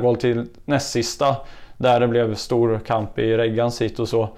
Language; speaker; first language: Swedish; native; Swedish